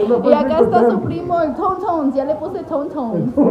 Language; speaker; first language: Spanish; early bilingual, heritage; Spanish